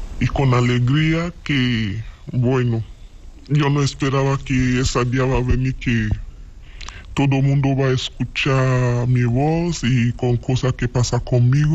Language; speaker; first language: Spanish; non-native, learner; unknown